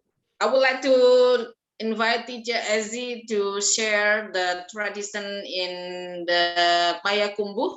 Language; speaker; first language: English; non-native, fluent; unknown